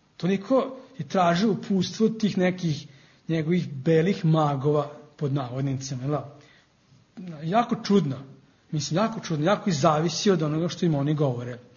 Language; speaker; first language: Serbian; non-native, fluent; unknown